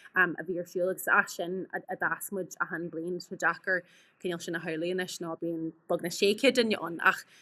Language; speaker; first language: Irish; native; Irish